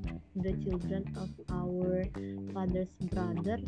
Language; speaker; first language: English; non-native, learner; Indonesian